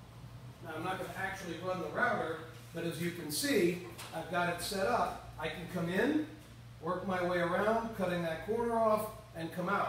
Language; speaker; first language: English; native; English